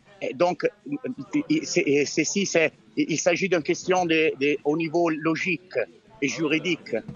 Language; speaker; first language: French; non-native, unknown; Italian